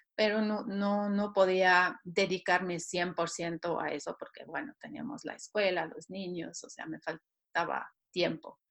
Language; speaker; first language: Spanish; non-native, fluent; Swiss German